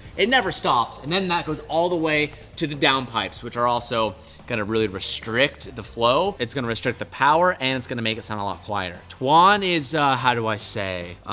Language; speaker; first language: English; native; English